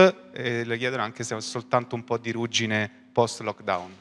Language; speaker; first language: Italian; native; Italian